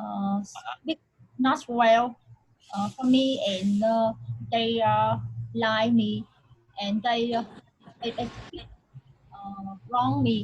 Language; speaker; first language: English; non-native, learner; Vietnamese